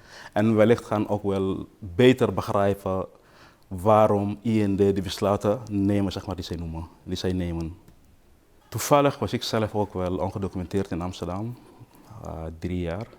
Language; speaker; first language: Dutch; non-native, fluent; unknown